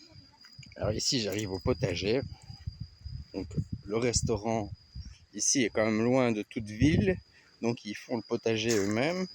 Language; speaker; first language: French; native; French